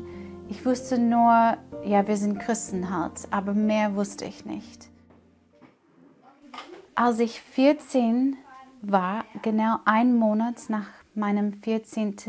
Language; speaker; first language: German; non-native, fluent; English